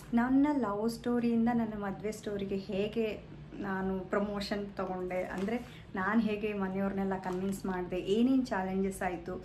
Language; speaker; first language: Kannada; native; Kannada